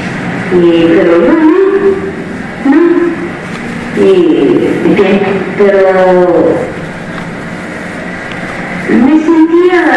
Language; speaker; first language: Spanish; non-native, local second language; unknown